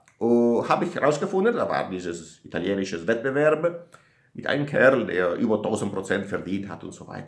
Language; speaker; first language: German; non-native, learner; Italian